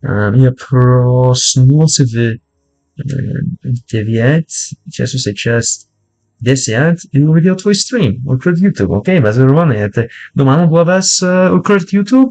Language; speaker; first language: Russian; non-native, learner; English